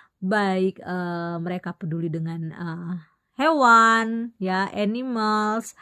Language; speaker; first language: Indonesian; native; Indonesian